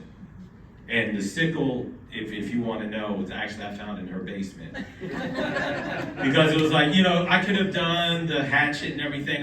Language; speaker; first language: English; native; English